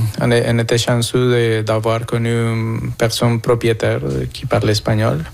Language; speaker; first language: French; non-native, fluent; Spanish